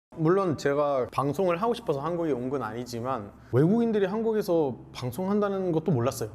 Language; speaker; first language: Korean; non-native, fluent; Arabic